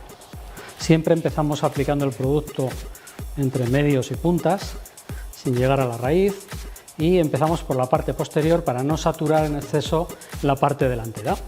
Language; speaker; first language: Spanish; native; Spanish